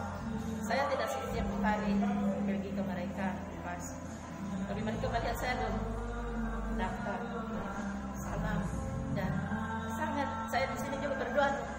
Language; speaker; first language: Indonesian; non-native, learner; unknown